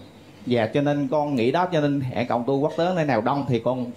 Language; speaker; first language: Vietnamese; native; Vietnamese